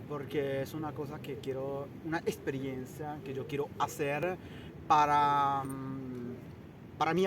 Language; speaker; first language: Spanish; non-native, fluent; Italian